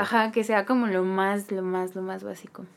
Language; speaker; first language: Spanish; native; Spanish